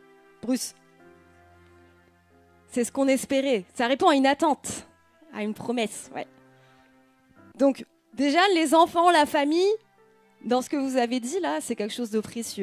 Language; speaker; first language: French; native; French